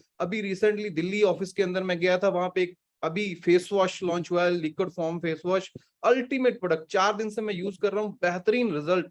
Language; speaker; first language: Hindi; native; Hindi